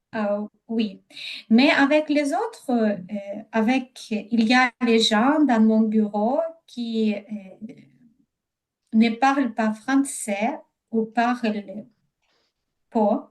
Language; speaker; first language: French; non-native, learner; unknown